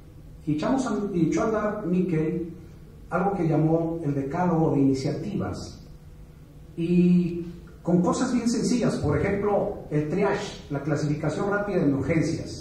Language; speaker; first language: Spanish; native; Spanish